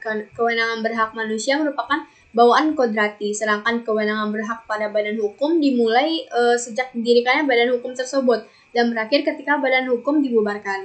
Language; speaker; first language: Indonesian; native; Indonesian